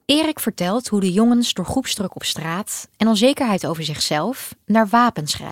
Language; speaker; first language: Dutch; native; Dutch